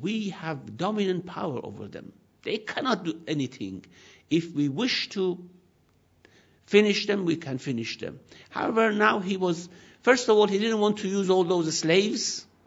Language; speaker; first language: English; non-native, fluent; Persian